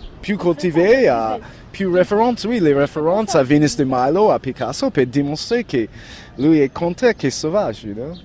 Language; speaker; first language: French; non-native, learner; English